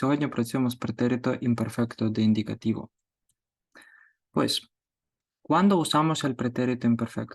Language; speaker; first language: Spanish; non-native, fluent; Ukrainian